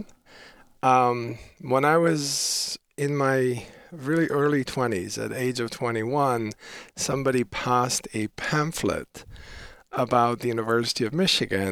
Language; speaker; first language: English; non-native, fluent; Bosnian